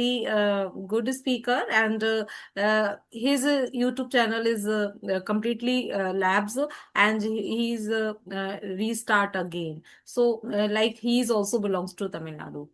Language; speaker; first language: English; non-native, learner; Hindi